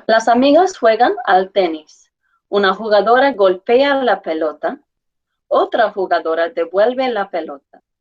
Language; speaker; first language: Spanish; non-native, fluent; English